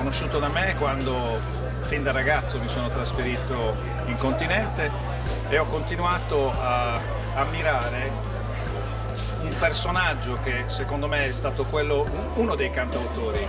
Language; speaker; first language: Italian; native; Italian